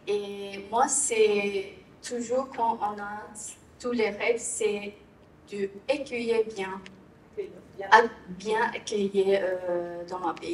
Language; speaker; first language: French; non-native, learner; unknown